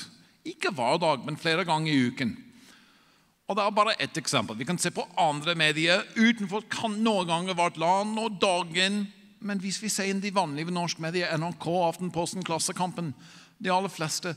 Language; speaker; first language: Norwegian; non-native, fluent; English